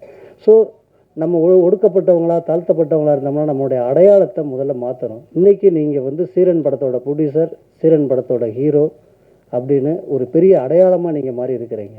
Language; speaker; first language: Tamil; native; Tamil